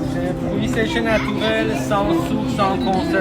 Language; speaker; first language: French; non-native, local second language; Arabic